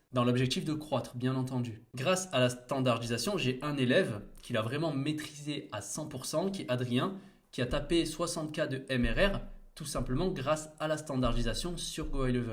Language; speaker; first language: French; native; French